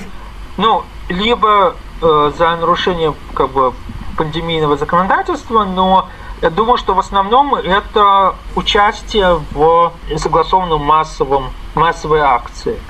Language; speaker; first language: Russian; native; Russian